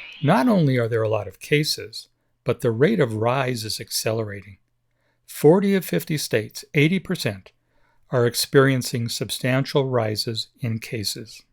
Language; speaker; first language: English; native; English